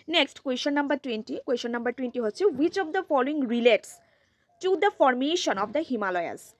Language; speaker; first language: English; non-native, local second language; Bangla